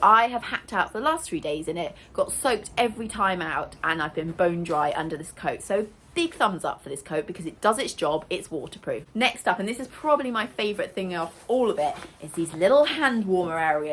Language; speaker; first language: English; native; English